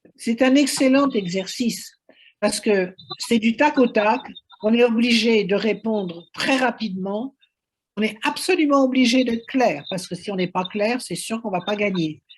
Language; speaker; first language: French; native; French